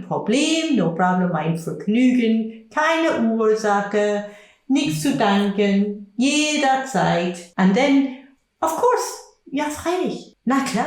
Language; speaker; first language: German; non-native, fluent; English